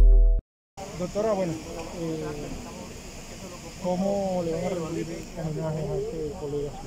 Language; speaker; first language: Spanish; native; Spanish